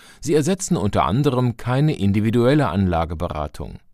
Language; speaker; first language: German; native; German